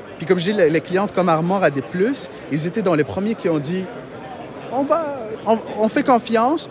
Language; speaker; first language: French; non-native, local second language; Arabic